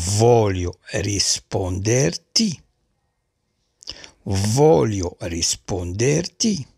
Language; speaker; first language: Italian; non-native, learner; Arabic